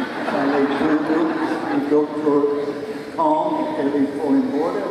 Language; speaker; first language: Portuguese; non-native, fluent; English